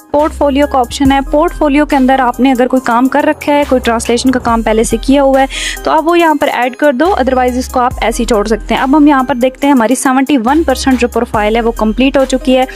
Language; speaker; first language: Urdu; non-native, local second language; Punjabi